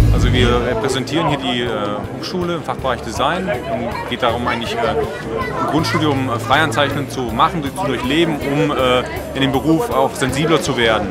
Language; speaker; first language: German; native; German